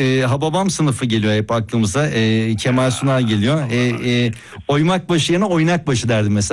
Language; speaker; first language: Turkish; native; Turkish